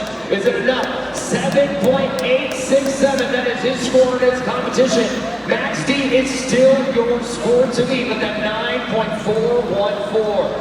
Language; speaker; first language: English; native; English